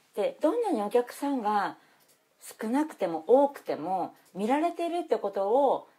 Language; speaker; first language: Japanese; native; Japanese